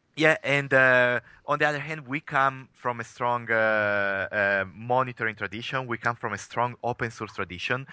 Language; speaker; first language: English; non-native, fluent; Italian